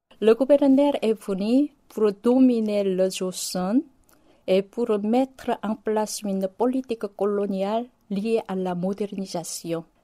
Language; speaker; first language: French; non-native, fluent; Korean